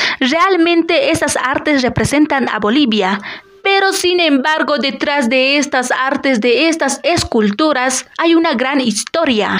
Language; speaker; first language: Spanish; native; Spanish